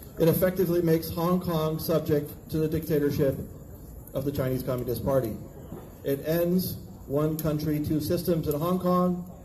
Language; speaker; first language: English; native; English